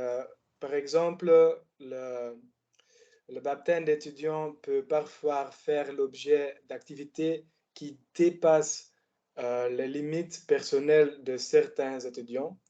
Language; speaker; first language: French; non-native, learner; Dutch